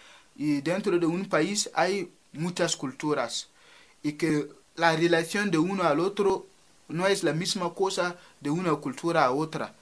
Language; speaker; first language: Spanish; non-native, fluent; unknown